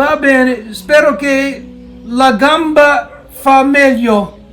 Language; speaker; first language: Italian; non-native, fluent; English